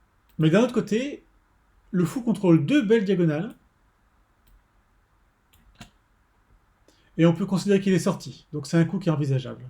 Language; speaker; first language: French; native; French